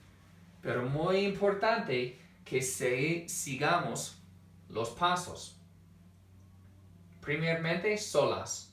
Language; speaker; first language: Spanish; non-native, fluent; English